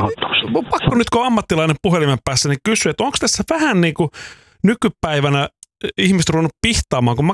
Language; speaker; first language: Finnish; native; Finnish